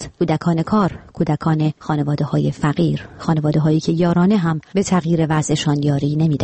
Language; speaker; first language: Persian; native; Persian